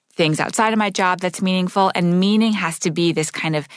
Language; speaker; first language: English; native; English